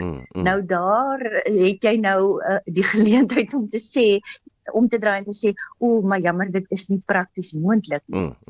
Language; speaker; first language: Afrikaans; native; Afrikaans